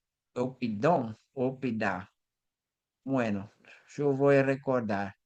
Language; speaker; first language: Spanish; non-native, learner; Portuguese